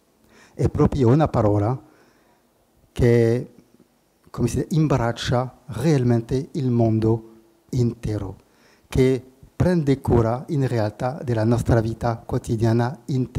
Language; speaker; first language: Italian; non-native, fluent; French